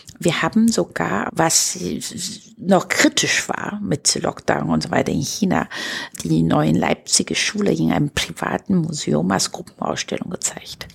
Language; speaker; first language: German; non-native, fluent; Chinese